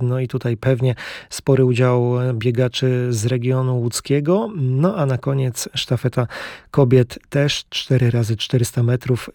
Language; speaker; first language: Polish; native; Polish